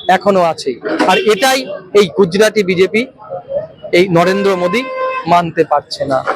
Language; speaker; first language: Bangla; native; Bangla